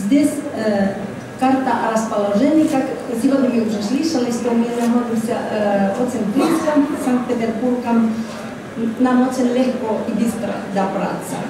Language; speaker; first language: Russian; non-native, fluent; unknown